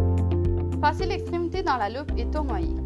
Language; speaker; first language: French; native; French